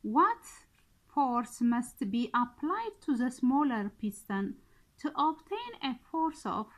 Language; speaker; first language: English; non-native, local second language; Amharic